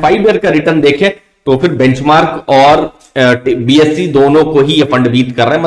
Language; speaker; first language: Hindi; native; Hindi